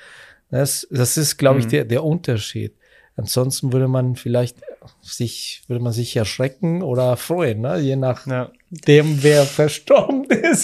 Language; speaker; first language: German; non-native, fluent; Spanish